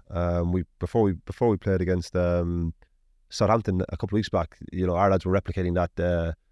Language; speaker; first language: English; native; English